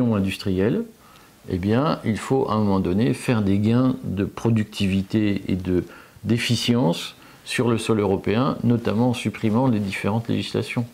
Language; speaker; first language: French; native; French